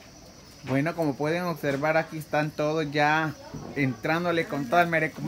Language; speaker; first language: Spanish; native; Spanish